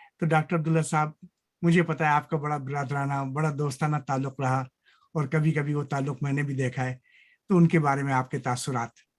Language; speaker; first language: Urdu; native; Urdu